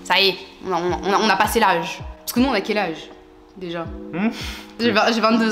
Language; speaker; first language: French; early bilingual, other home language; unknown